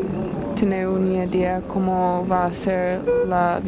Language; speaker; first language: Spanish; non-native, learner; English